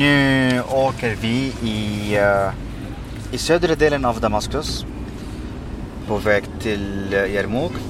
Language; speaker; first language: Swedish; non-native, fluent; Arabic